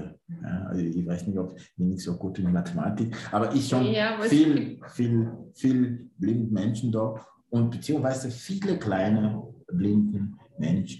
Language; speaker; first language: German; non-native, learner; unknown